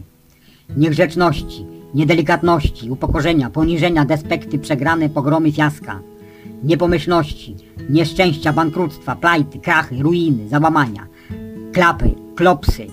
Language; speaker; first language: Polish; native; Polish